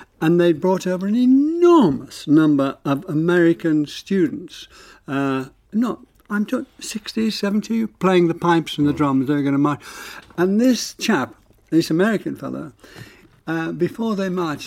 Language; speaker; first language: English; native; English